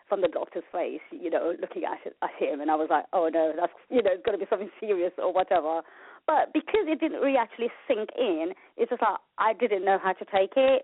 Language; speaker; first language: English; native; English